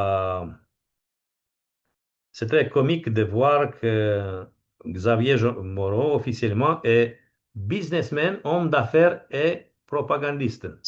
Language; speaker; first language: French; non-native, fluent; Romanian